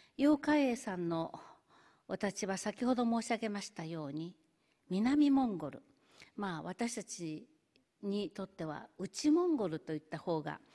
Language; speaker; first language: Japanese; native; Japanese